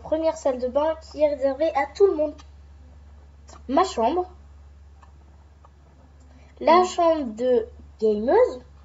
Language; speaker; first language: French; native; French